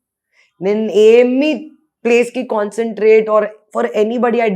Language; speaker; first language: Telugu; non-native, local second language; Hindi